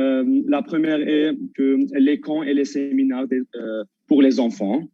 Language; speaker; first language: French; non-native, local second language; Armenian